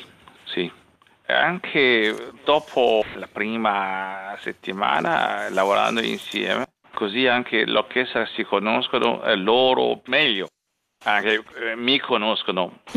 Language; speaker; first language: Italian; non-native, learner; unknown